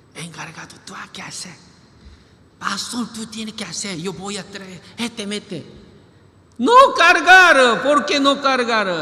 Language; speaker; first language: Spanish; non-native, learner; Korean